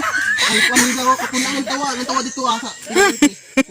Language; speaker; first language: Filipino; non-native, local second language; Cebuano